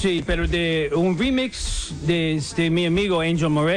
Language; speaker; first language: Spanish; non-native, learner; English